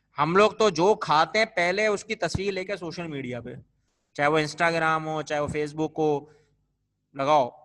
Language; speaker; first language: Urdu; native; Urdu